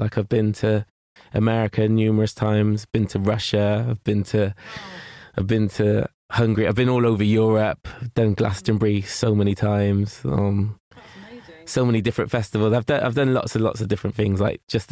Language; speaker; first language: English; native; English